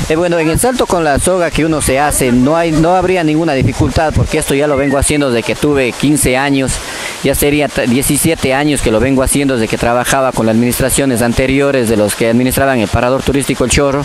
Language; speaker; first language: Spanish; native; Spanish